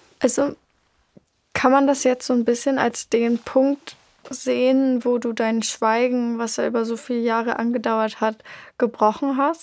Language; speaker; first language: German; native; German